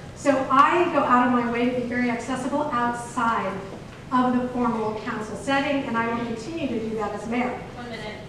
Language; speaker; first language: English; native; English